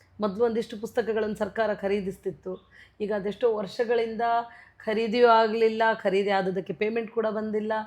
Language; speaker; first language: Kannada; non-native, local second language; Tulu